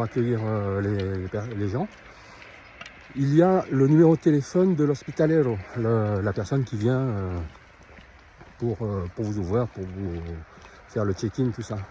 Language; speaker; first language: French; native; French